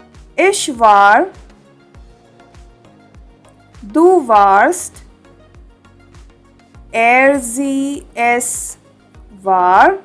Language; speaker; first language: German; non-native, fluent; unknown